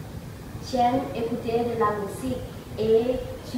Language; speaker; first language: French; non-native, learner; Thai